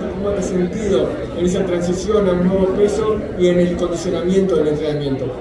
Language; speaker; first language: English; native; English